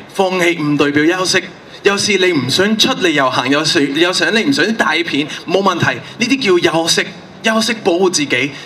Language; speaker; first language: Chinese; non-native, fluent; Spanish